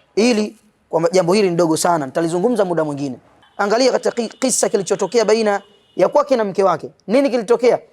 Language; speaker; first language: Swahili; native; Swahili